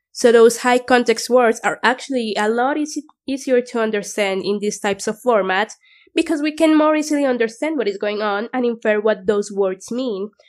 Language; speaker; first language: English; non-native, fluent; Spanish